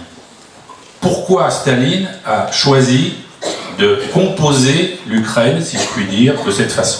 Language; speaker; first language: French; native; French